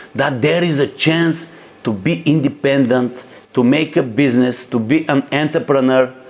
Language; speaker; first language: English; non-native, learner; Bulgarian